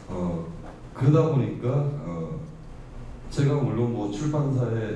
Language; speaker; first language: Korean; native; Korean